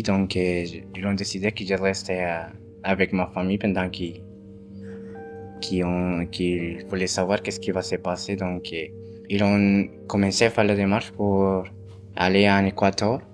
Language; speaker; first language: French; non-native, fluent; Spanish